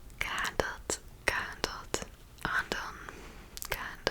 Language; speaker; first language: German; non-native, learner; English